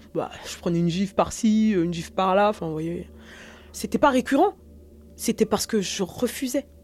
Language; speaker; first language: French; native; French